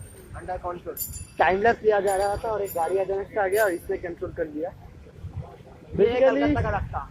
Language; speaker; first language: Hindi; non-native, local second language; Bangla